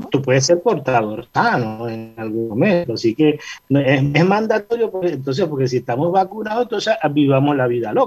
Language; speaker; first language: Spanish; native; Spanish